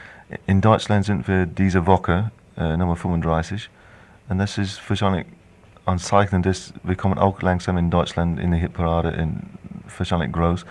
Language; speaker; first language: German; non-native, fluent; English